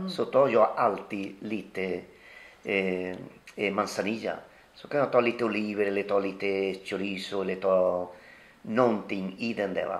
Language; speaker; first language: Swedish; non-native, fluent; Spanish